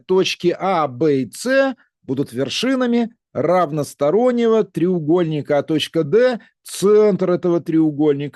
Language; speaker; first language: Russian; native; Russian